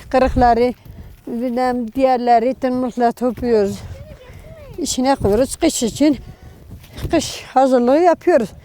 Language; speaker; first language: Turkish; native; Turkish